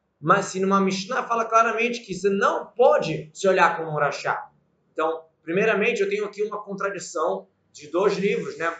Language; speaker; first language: Portuguese; native; Portuguese